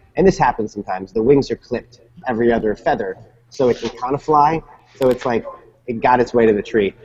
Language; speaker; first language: English; native; English